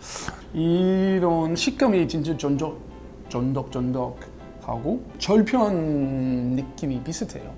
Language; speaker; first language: Korean; non-native, learner; English